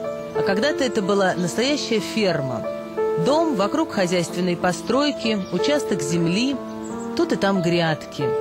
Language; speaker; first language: Russian; native; Russian